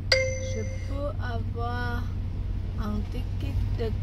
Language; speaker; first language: French; non-native, learner; Vietnamese